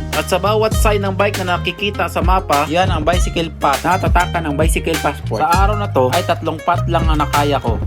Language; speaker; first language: Filipino; native; Filipino